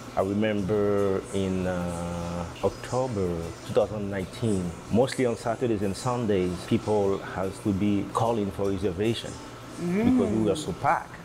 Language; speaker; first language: English; non-native, fluent; Haitian Creole